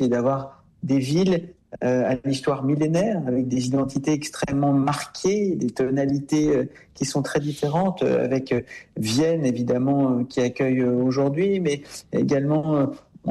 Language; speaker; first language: French; native; French